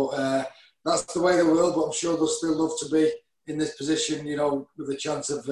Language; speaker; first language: English; native; English